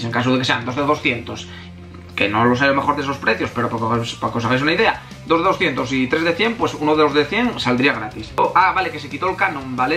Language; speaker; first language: Spanish; native; Spanish